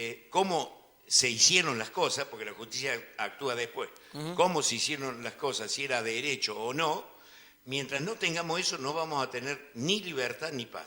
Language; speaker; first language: Spanish; native; Spanish